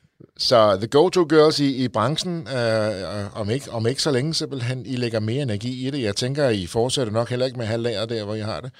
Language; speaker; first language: Danish; native; Danish